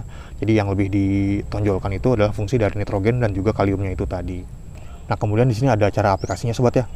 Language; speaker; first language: Indonesian; native; Indonesian